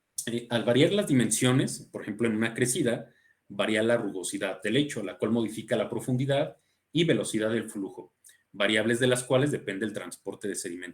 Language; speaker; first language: Spanish; native; Spanish